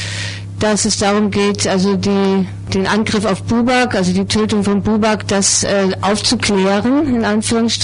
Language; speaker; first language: German; native; German